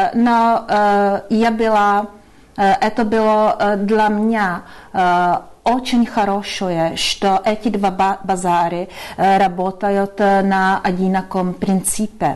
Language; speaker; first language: Russian; non-native, learner; Czech